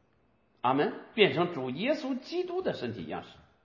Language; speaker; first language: Chinese; native; Chinese